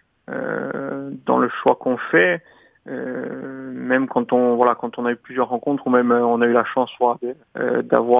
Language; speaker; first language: French; native; French